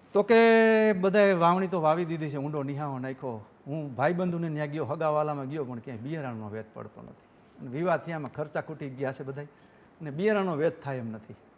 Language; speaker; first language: Gujarati; native; Gujarati